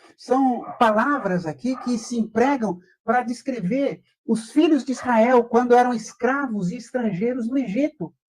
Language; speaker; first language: Portuguese; native; Portuguese